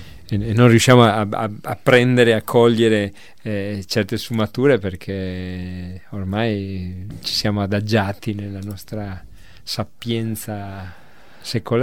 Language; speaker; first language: Italian; non-native, fluent; Spanish